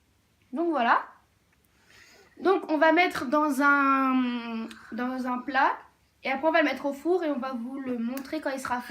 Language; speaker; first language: French; native; French